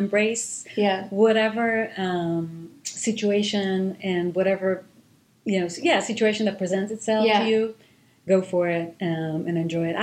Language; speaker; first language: English; non-native, fluent; Hebrew